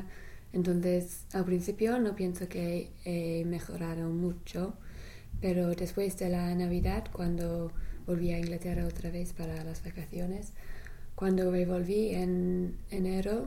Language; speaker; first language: Spanish; non-native, fluent; English